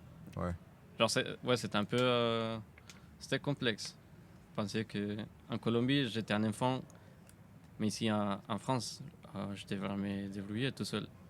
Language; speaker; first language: French; non-native, fluent; Spanish